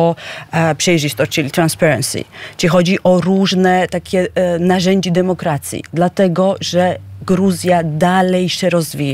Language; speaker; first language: Polish; non-native, fluent; Georgian